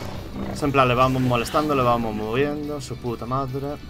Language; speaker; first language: Spanish; native; Spanish